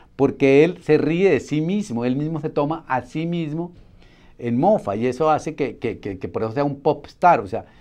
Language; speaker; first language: Spanish; native; Spanish